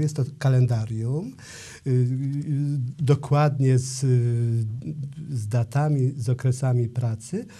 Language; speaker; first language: Polish; native; Polish